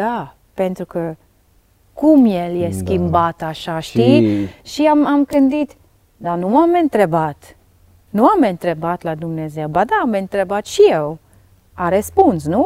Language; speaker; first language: Romanian; non-native, learner; Dutch